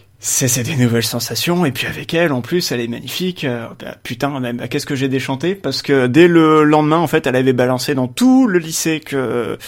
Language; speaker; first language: French; native; French